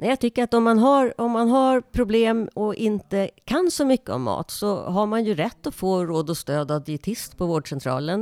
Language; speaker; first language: Swedish; native; Swedish